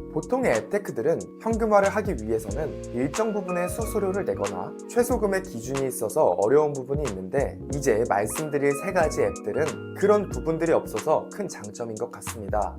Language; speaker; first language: Korean; native; Korean